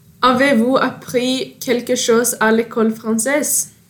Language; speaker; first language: French; non-native, learner; Norwegian